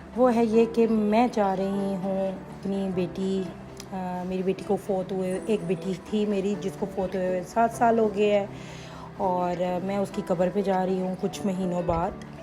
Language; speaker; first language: Urdu; native; Urdu